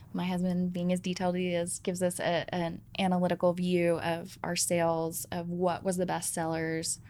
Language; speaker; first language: English; native; English